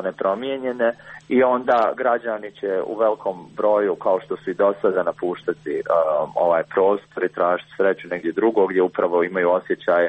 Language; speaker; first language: Croatian; native; Croatian